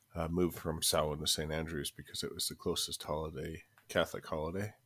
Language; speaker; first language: English; native; English